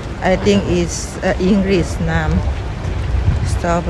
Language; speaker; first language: English; non-native, learner; Thai